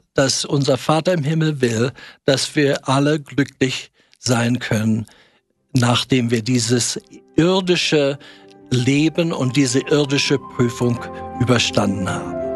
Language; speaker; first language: German; native; German